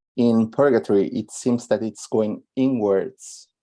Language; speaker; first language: English; non-native, fluent; Italian